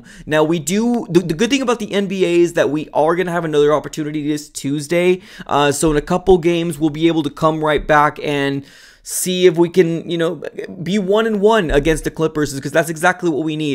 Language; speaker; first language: English; native; English